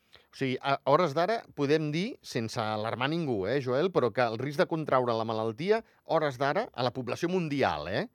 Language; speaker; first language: Catalan; native; Catalan